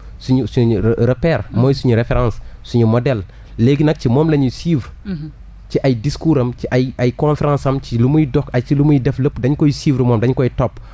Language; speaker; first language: Wolof; non-native, local second language; Fula